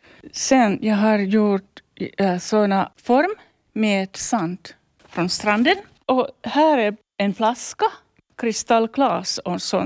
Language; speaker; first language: Swedish; non-native, local second language; Finnish